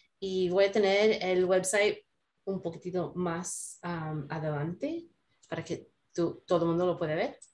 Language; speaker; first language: Spanish; non-native, learner; English